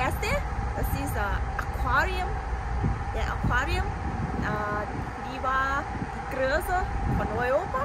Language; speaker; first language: German; non-native, learner; Thai